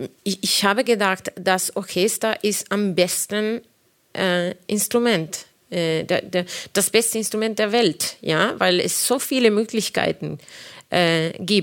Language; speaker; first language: German; non-native, fluent; Spanish